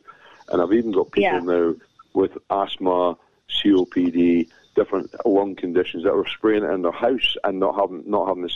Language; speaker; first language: English; native; English